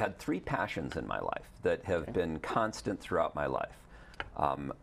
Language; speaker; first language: English; native; English